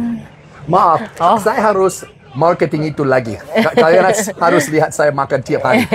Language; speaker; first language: Indonesian; non-native, fluent; English